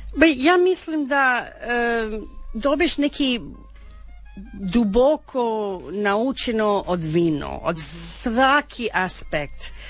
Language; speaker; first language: Serbian; non-native, learner; French